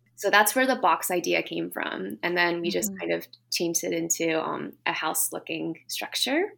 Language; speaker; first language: English; native; English